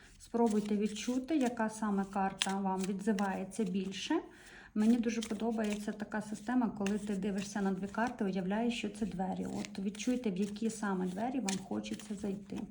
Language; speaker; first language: Ukrainian; non-native, local second language; Russian